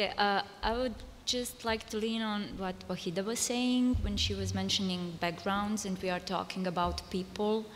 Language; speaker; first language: English; non-native, fluent; Serbian